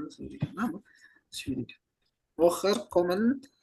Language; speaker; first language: German; non-native, fluent; Indonesian